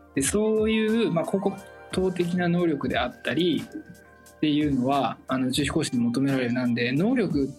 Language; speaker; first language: Japanese; native; Japanese